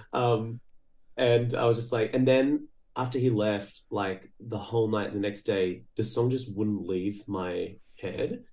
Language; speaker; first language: English; early bilingual, other home language; Portuguese